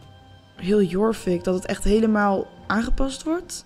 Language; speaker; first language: Dutch; native; Dutch